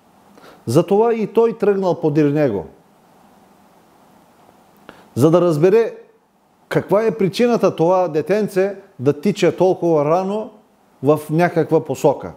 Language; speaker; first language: Bulgarian; non-native, local second language; Turkish